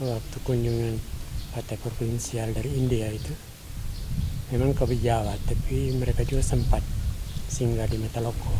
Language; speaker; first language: Indonesian; non-native, local second language; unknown